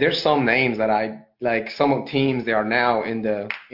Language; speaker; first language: English; non-native, fluent; Spanish